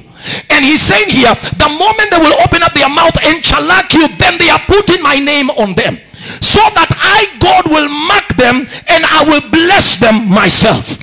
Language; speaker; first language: English; non-native, local second language; Swahili